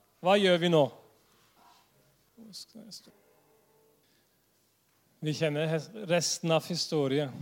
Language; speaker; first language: Norwegian; non-native, fluent; English